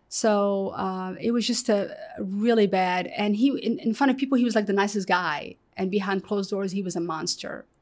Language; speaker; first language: English; early bilingual, other home language; Arabic